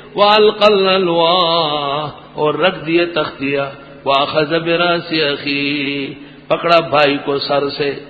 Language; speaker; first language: Urdu; non-native, local second language; Pashto